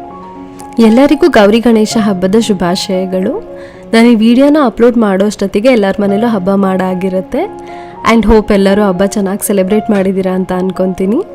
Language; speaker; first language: Kannada; native; Kannada